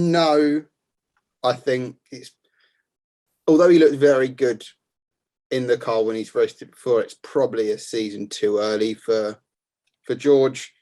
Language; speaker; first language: English; native; English